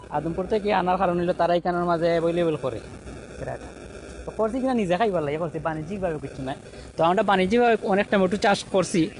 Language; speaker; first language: Bangla; native; Bangla